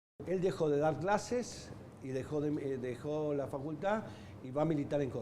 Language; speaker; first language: Spanish; native; Spanish